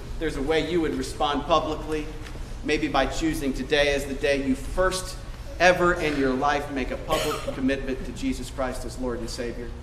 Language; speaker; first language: English; native; English